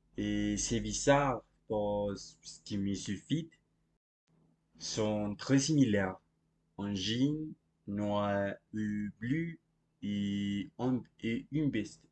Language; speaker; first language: French; non-native, learner; Spanish